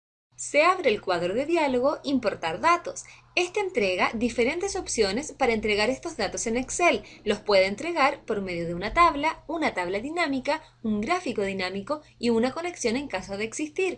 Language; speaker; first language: Spanish; native; Spanish